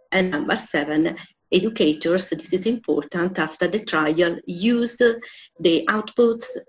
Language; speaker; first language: English; non-native, fluent; Italian